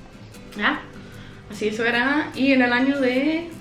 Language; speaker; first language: Spanish; non-native, fluent; English